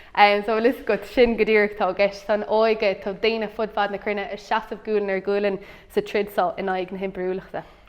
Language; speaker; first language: Irish; non-native, local second language; English